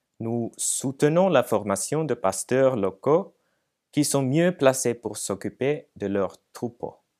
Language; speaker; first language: French; non-native, fluent; Finnish